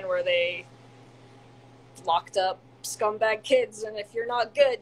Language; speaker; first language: English; native; English